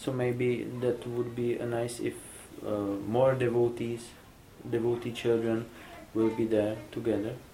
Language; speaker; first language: English; non-native, fluent; Czech